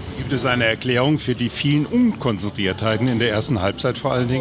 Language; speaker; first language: German; native; German